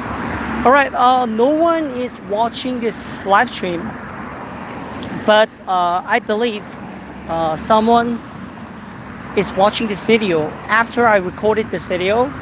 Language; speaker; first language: English; non-native, fluent; Korean